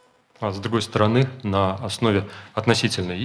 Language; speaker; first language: Russian; native; Russian